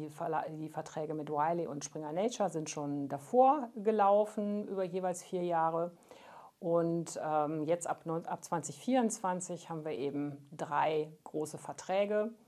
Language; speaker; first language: German; native; German